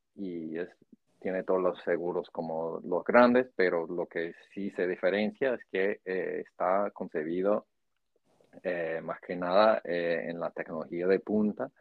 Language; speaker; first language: Spanish; non-native, fluent; English